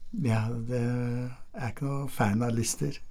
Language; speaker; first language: Norwegian; non-native, fluent; English